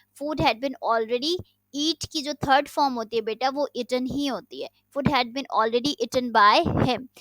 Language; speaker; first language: Urdu; native; Urdu